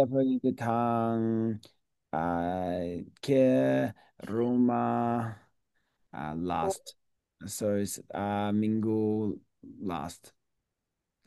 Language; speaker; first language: Indonesian; non-native, learner; English